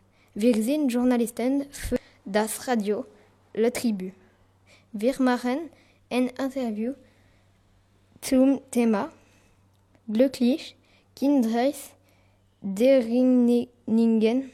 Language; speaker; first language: German; non-native, learner; French